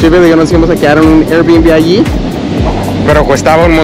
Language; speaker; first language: Spanish; early bilingual, heritage; English